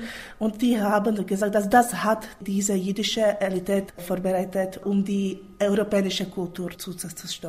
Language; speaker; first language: German; non-native, fluent; Czech